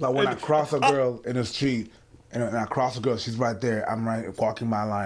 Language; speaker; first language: English; native; English